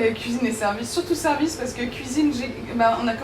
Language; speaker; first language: French; native; French